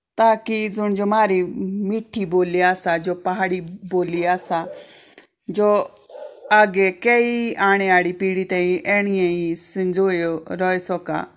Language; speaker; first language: Hindi; native; Hindi